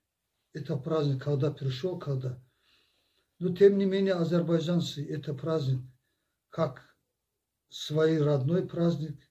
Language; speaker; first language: Russian; non-native, local second language; Azerbaijani